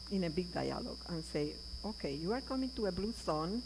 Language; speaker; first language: English; non-native, learner; Spanish